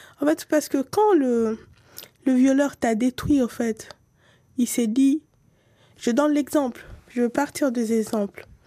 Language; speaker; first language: French; non-native, local second language; Swahili